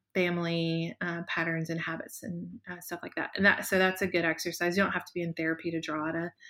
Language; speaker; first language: English; native; English